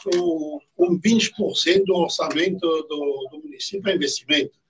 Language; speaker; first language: Portuguese; non-native, fluent; French